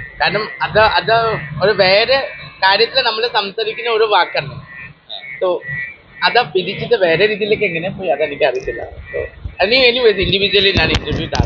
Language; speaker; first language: Malayalam; non-native, local second language; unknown